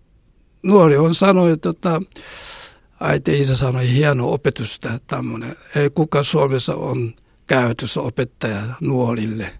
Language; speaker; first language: Finnish; non-native, learner; Korean